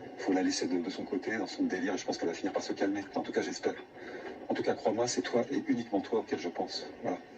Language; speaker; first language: French; native; French